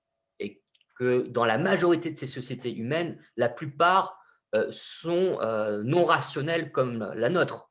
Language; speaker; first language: French; native; French